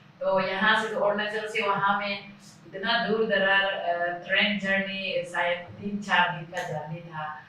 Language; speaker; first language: Hindi; non-native, local second language; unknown